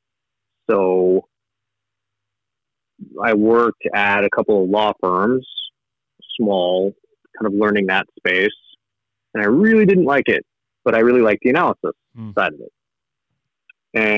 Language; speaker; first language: English; native; English